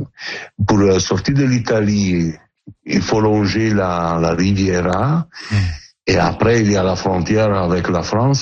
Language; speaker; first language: French; non-native, learner; Italian